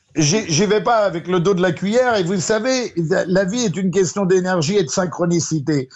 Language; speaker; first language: French; native; French